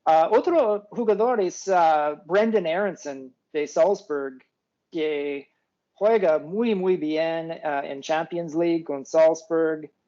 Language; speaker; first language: Spanish; non-native, fluent; English